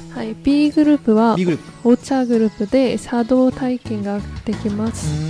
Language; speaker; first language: Japanese; non-native, fluent; Korean